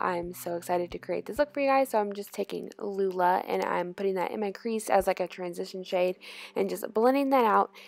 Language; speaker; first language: English; native; English